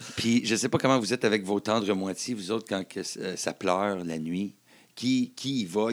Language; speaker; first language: French; native; French